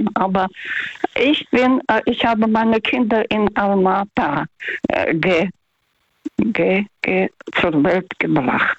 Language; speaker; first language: German; non-native, fluent; Russian